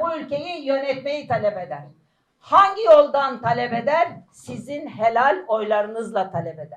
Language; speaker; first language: Turkish; native; Turkish